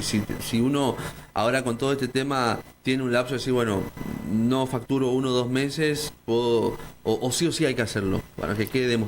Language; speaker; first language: Spanish; native; Spanish